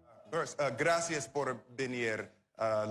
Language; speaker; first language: Spanish; non-native, learner; English